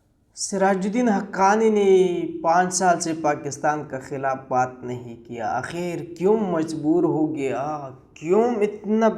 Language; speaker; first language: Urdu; non-native, learner; Pashto